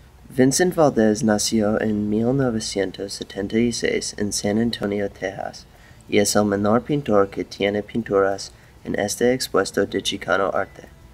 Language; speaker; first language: Spanish; non-native, learner; English